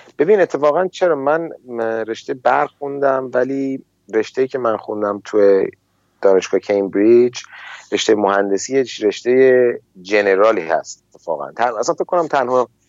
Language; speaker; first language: Persian; native; Persian